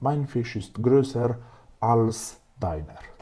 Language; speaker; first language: German; non-native, fluent; Macedonian